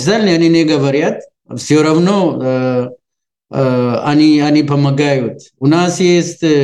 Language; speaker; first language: Russian; non-native, learner; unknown